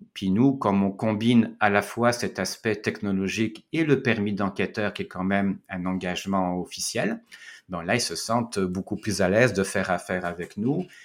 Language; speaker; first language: French; native; French